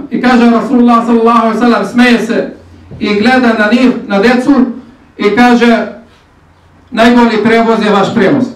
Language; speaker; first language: Bosnian; native; Bosnian